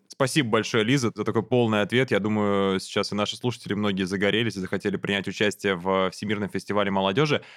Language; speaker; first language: Russian; native; Russian